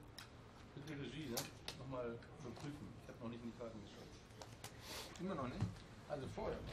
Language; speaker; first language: German; native; German